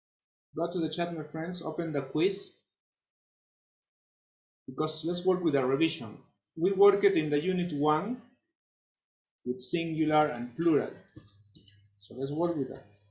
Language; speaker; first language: English; non-native, fluent; Spanish